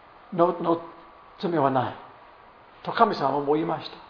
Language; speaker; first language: Japanese; non-native, fluent; English